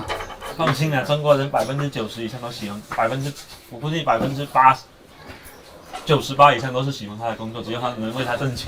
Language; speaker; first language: Chinese; native; Chinese